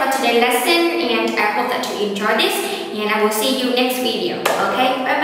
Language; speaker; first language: English; non-native, fluent; Vietnamese